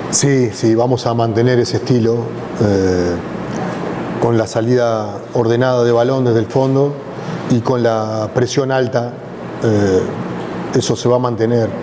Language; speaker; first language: Portuguese; non-native, learner; Spanish